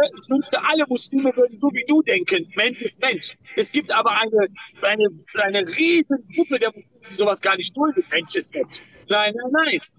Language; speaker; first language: German; non-native, fluent; Persian